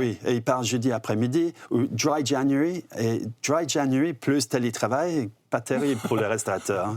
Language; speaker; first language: French; non-native, fluent; English